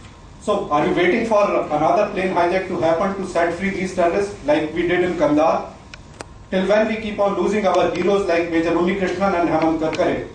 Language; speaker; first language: English; non-native, local second language; Hindi